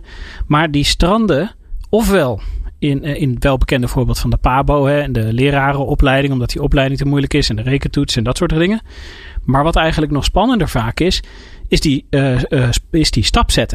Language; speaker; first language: Dutch; native; Dutch